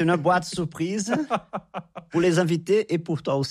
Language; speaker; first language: French; non-native, fluent; Portuguese